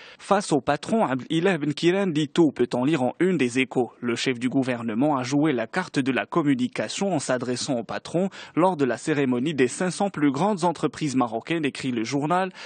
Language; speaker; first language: French; non-native, local second language; Arabic